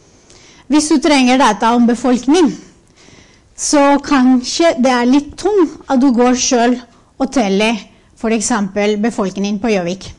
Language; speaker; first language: Norwegian; non-native, fluent; Spanish